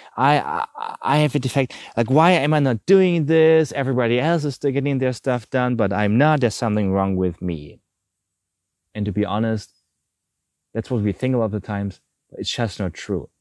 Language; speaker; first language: English; non-native, fluent; German